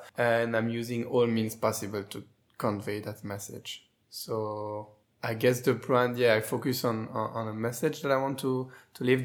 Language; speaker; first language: English; non-native, fluent; French